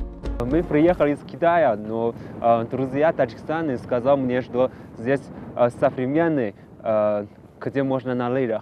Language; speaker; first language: Russian; non-native, learner; Chinese